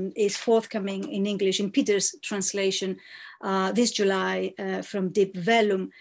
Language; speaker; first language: English; non-native, fluent; Greek